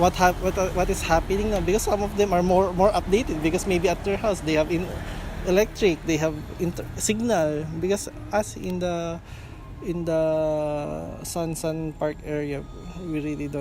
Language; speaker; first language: English; non-native, learner; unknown